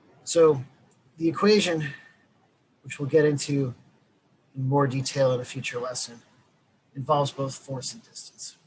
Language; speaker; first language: English; native; English